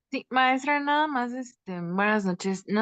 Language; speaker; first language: Spanish; native; Spanish